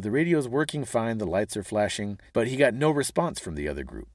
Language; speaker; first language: English; native; English